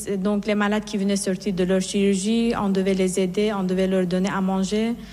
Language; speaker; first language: French; non-native, fluent; Persian